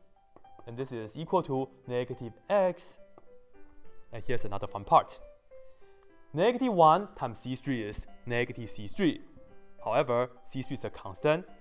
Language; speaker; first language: English; non-native, fluent; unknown